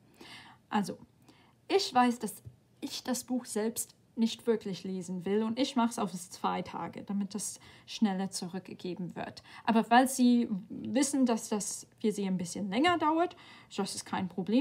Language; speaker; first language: German; non-native, fluent; English